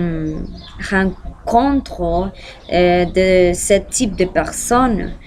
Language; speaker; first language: French; non-native, learner; Spanish